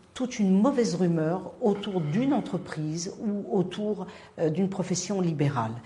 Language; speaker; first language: French; non-native, local second language; Arabic